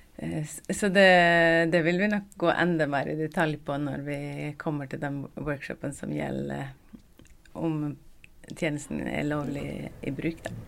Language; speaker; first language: Norwegian; native; Norwegian